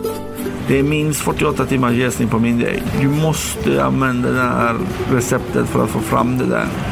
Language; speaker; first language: Swedish; non-native, fluent; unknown